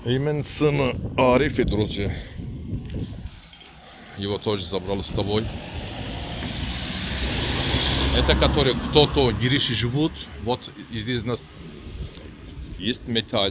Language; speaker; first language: Russian; non-native, learner; Turkish